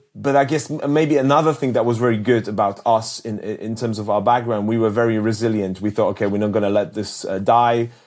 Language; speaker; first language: English; early bilingual, other home language; Polish